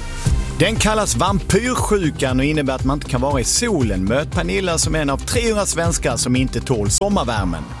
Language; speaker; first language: Swedish; native; Swedish